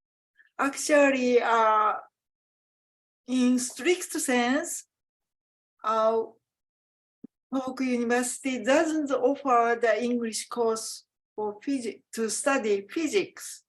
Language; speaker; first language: English; non-native, fluent; Japanese